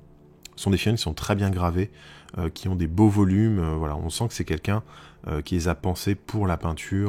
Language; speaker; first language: French; native; French